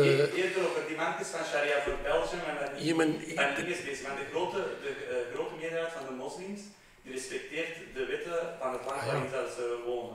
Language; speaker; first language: Dutch; non-native, fluent; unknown